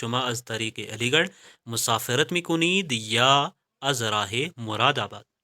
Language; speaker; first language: Persian; non-native, fluent; Urdu